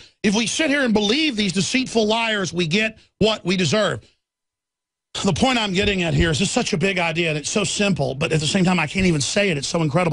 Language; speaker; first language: English; native; English